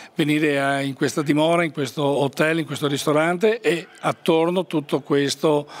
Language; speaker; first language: Italian; native; Italian